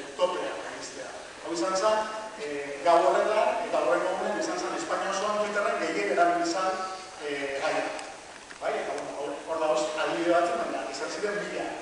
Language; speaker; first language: Basque; non-native, local second language; Spanish